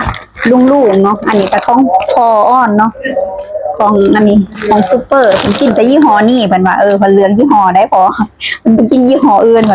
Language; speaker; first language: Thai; non-native, local second language; Lao